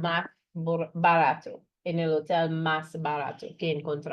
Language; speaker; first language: Spanish; non-native, fluent; English